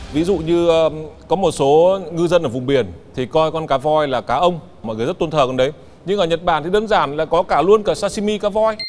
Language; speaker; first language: Vietnamese; native; Vietnamese